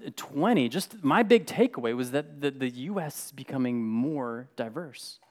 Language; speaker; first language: English; native; English